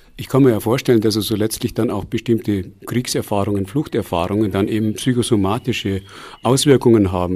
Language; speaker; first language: German; native; German